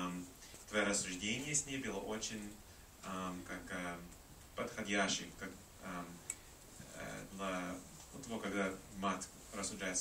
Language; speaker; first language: Russian; non-native, learner; English